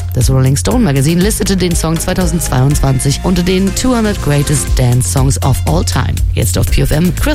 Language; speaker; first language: German; native; German